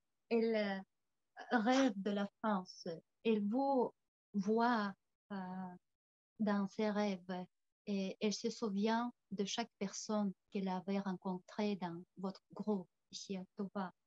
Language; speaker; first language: French; non-native, fluent; Tuvinian